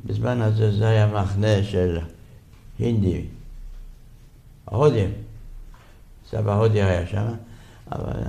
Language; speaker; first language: Hebrew; non-native, fluent; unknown